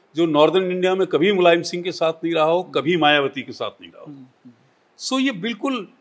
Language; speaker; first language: Hindi; native; Hindi